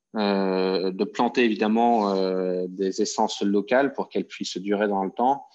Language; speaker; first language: French; native; French